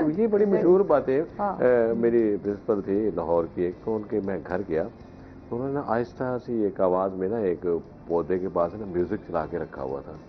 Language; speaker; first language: Urdu; non-native, local second language; Punjabi